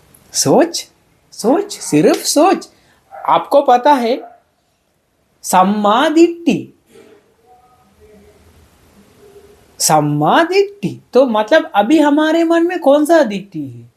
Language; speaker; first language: Hindi; non-native, fluent; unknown